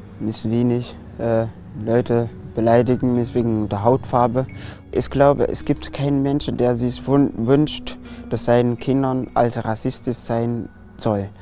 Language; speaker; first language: German; non-native, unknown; French